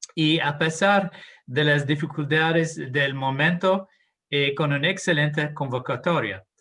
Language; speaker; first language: Spanish; non-native, fluent; English